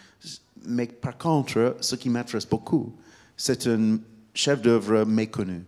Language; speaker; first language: French; non-native, fluent; English